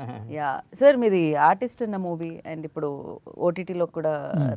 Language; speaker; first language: Telugu; native; Telugu